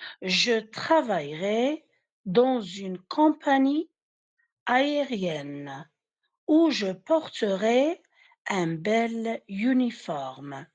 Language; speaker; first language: French; non-native, fluent; Arabic